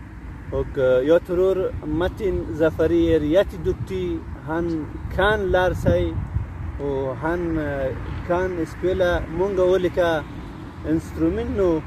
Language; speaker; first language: Swedish; non-native, learner; Persian